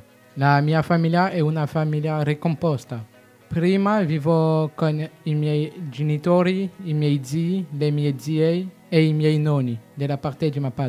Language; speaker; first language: Italian; non-native, learner; French